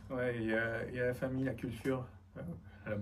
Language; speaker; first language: French; early bilingual, other home language; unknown